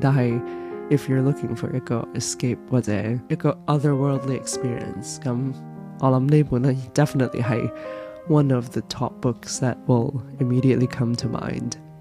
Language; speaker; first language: English; non-native, local second language; Cantonese